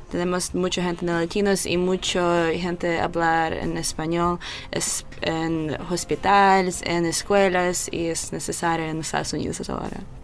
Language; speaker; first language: Spanish; non-native, learner; Ukrainian